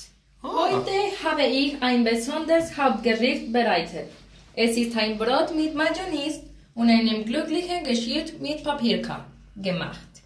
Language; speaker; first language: German; non-native, learner; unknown